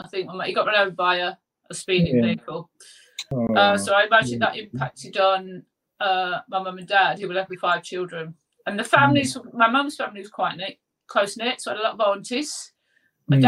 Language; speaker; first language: English; native; English